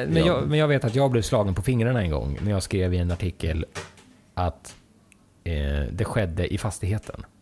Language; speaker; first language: Swedish; native; Swedish